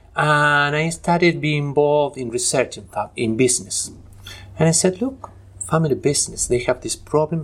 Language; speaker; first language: English; non-native, fluent; Spanish